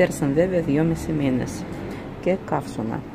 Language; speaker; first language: Greek; non-native, fluent; Russian